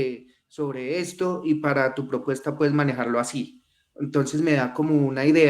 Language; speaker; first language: Spanish; native; Spanish